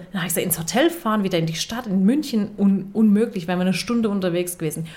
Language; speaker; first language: German; early bilingual, other home language; Turkish